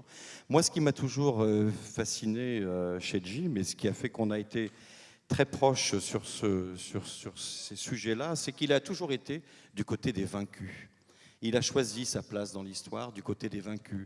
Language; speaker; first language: French; native; French